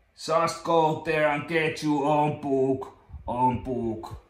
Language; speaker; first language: English; non-native, learner; Finnish